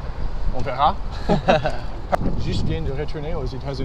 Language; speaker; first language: French; early bilingual, heritage; English